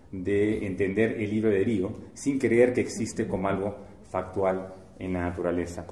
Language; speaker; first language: Spanish; native; Spanish